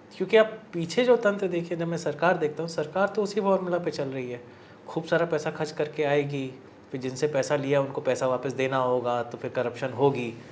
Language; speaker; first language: Hindi; native; Hindi